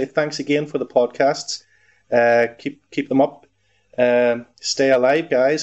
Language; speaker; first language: English; native; English